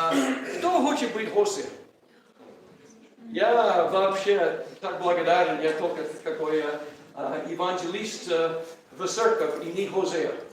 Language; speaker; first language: Russian; non-native, learner; English